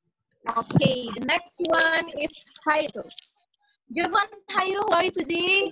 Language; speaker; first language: English; non-native, fluent; Indonesian